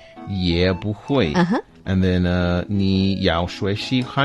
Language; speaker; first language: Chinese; non-native, learner; English